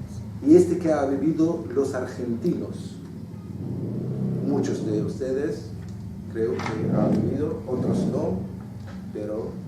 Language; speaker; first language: Spanish; non-native, fluent; Arabic